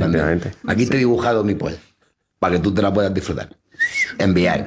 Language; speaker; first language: Spanish; native; Spanish